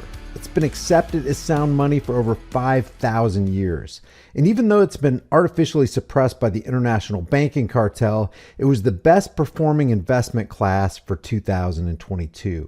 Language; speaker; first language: English; native; English